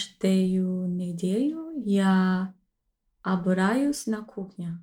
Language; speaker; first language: Russian; non-native, learner; English